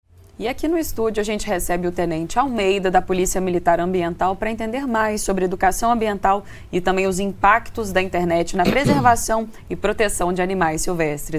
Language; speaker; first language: Portuguese; native; Portuguese